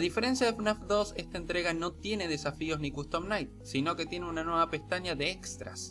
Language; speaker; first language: Spanish; native; Spanish